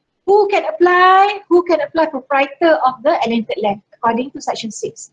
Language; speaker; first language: English; non-native, local second language; Malay